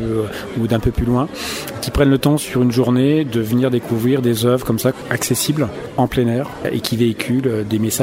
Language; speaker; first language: French; native; French